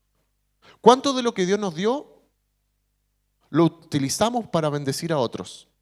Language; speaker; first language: Spanish; native; Spanish